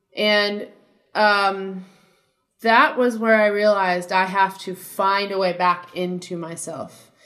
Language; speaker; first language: English; native; English